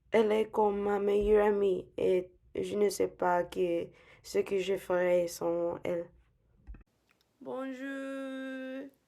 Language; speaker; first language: French; non-native, learner; English